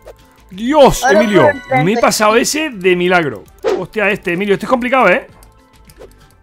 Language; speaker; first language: Spanish; native; Spanish